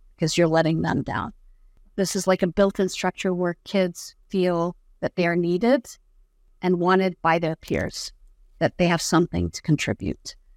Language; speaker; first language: English; non-native, fluent; Arabic